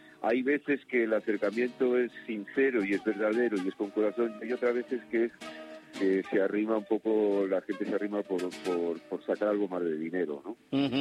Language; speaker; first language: Spanish; native; Spanish